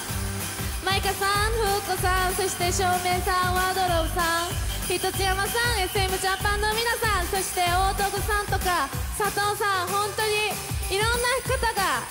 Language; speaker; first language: Japanese; non-native, fluent; Korean